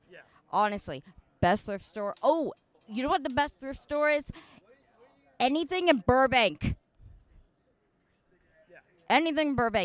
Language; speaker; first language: English; native; English